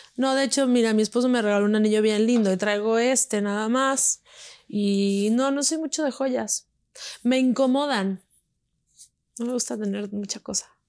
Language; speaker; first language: Spanish; native; Spanish